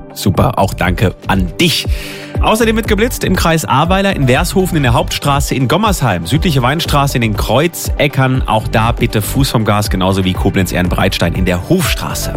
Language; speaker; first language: German; native; German